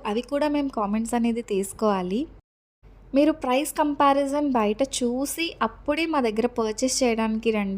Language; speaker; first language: Telugu; native; Telugu